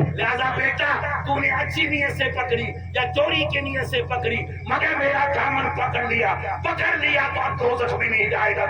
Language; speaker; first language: Urdu; non-native, local second language; Marwari